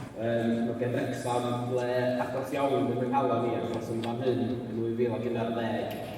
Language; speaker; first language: Welsh; native; Welsh